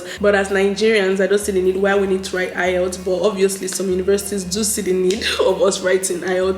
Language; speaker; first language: English; non-native, local second language; Yoruba